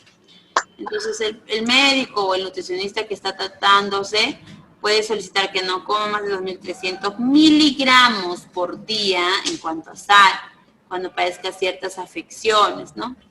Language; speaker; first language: Spanish; native; Spanish